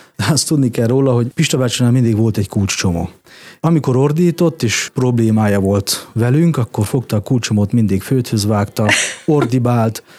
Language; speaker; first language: Hungarian; native; Hungarian